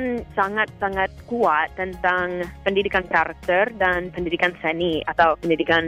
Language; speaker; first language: Indonesian; non-native, fluent; English